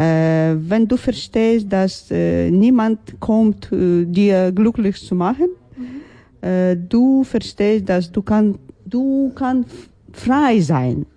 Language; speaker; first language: German; non-native, learner; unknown